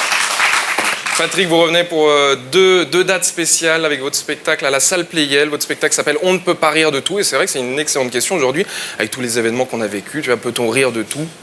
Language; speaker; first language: French; native; French